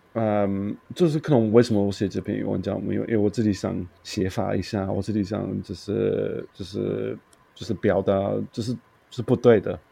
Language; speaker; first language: Chinese; non-native, fluent; English